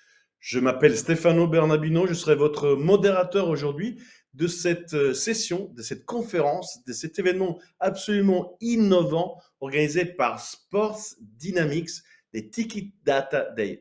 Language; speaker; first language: French; native; French